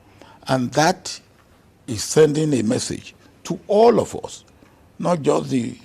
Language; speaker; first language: English; non-native, local second language; Yoruba